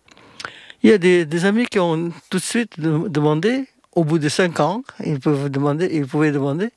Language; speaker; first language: French; non-native, fluent; Indonesian